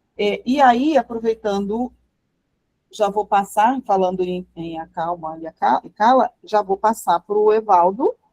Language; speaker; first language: Portuguese; native; Portuguese